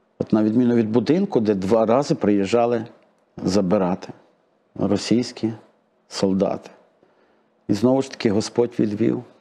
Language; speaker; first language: Ukrainian; native; Ukrainian